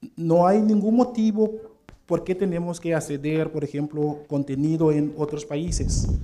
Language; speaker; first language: Spanish; non-native, fluent; Papiamento